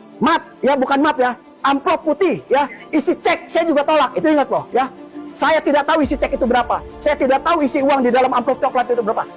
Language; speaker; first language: Indonesian; native; Indonesian